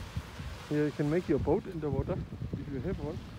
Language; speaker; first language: English; non-native, learner; German